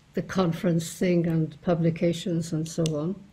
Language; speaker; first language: English; native; English